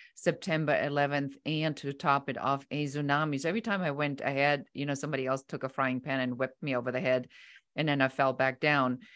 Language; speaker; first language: English; non-native, fluent; German